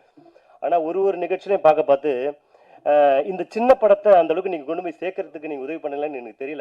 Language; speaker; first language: Tamil; native; Tamil